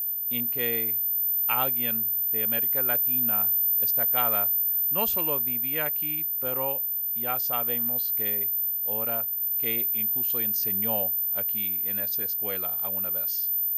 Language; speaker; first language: Spanish; non-native, fluent; English